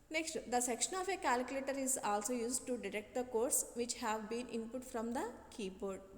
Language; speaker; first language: English; non-native, local second language; Telugu